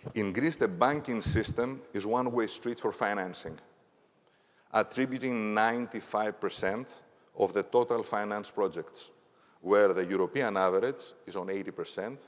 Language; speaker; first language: English; non-native, fluent; Greek